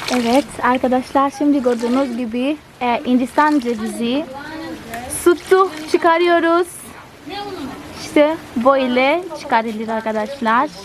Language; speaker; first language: Turkish; non-native, fluent; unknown